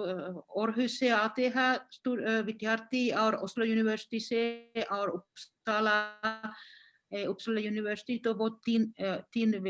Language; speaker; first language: Hindi; non-native, fluent; Finnish